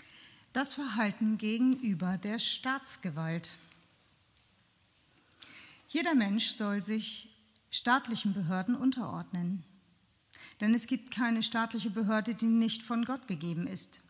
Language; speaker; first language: German; native; German